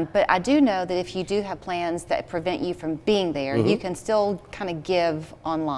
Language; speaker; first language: English; native; English